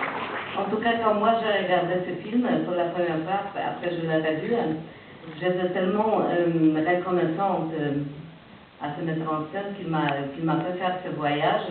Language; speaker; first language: French; non-native, fluent; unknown